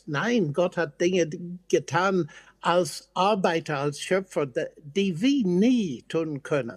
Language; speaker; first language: German; non-native, fluent; English